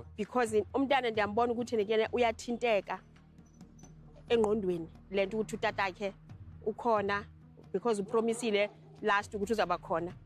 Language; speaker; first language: Zulu; non-native, local second language; Xhosa